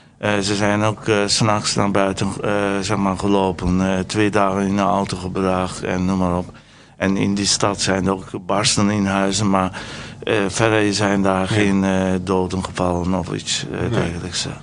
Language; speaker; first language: Dutch; non-native, fluent; Turkish